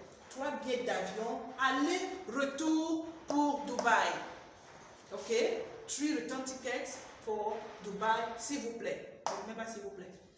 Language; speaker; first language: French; non-native, fluent; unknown